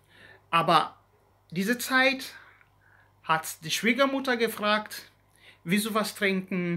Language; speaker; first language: German; non-native, learner; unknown